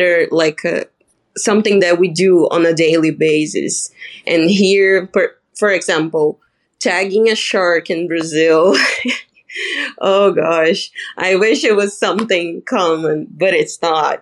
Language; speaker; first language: English; non-native, fluent; Portuguese